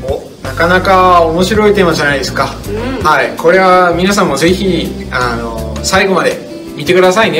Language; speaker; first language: Japanese; non-native, fluent; Dutch